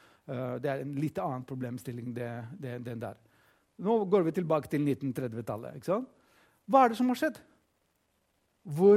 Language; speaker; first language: Norwegian; non-native, fluent; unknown